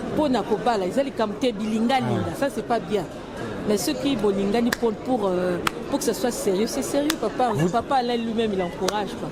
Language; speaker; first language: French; non-native, local second language; Lingala